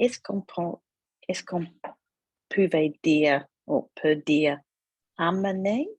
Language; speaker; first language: French; non-native, fluent; English